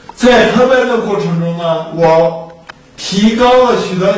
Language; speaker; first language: Chinese; native; Chinese